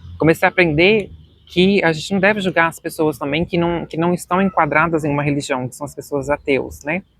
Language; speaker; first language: Portuguese; native; Portuguese